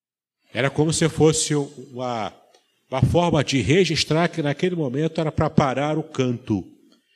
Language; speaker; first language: Portuguese; native; Portuguese